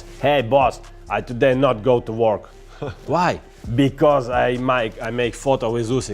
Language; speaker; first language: English; non-native, learner; Russian